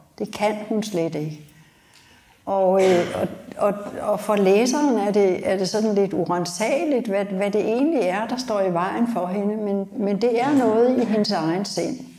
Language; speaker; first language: Danish; native; Danish